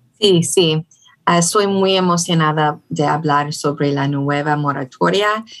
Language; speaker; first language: Spanish; non-native, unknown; English